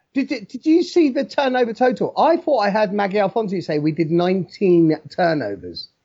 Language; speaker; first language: English; native; English